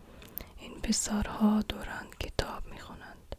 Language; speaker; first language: Persian; non-native, learner; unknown